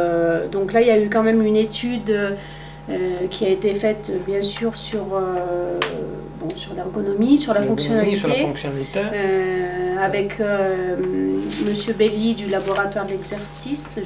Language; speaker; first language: French; native; French